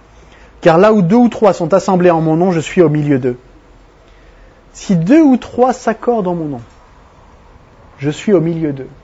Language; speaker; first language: French; native; French